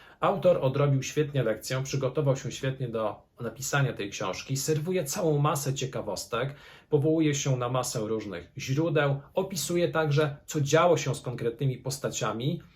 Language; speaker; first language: Polish; native; Polish